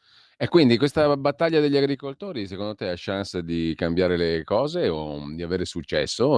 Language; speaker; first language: Italian; native; Italian